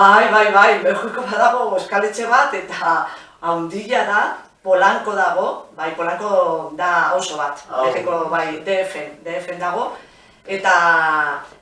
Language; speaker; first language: Basque; non-native, local second language; Spanish